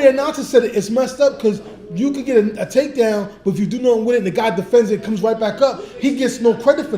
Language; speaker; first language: English; native; English